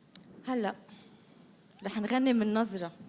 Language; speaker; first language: Arabic; native; Arabic